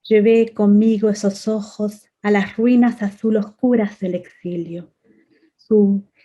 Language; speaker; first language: Spanish; native; Spanish